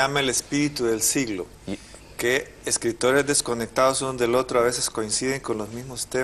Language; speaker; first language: Spanish; native; Spanish